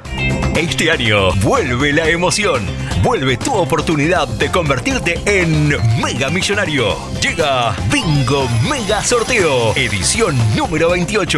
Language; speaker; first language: Spanish; native; Spanish